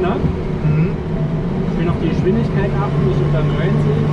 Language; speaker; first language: German; native; German